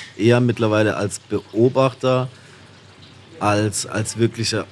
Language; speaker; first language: German; native; German